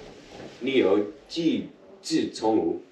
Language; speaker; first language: Chinese; non-native, learner; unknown